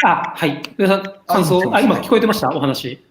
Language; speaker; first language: Japanese; native; Japanese